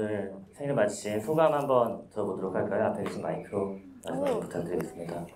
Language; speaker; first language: Korean; native; Korean